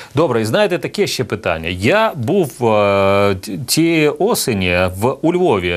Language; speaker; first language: Ukrainian; non-native, local second language; Russian